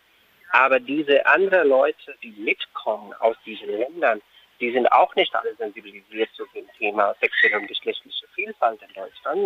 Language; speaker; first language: German; non-native, fluent; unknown